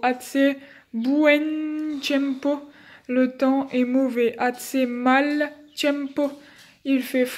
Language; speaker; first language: French; native; French